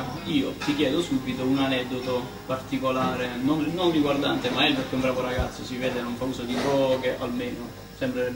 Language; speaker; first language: Italian; native; Italian